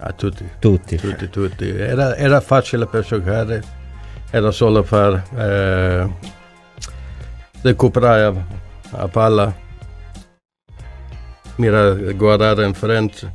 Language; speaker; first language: Italian; non-native, learner; Swedish